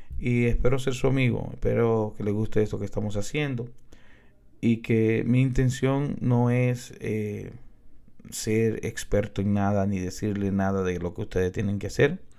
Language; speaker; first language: Spanish; native; Spanish